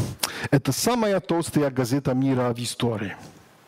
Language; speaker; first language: Russian; non-native, learner; Polish